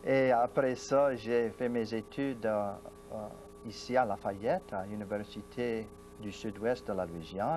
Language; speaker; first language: French; non-native, local second language; English